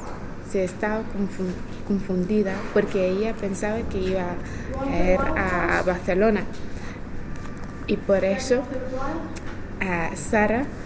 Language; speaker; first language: Spanish; non-native, learner; English